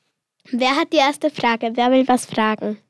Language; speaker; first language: German; early bilingual, other home language; Spanish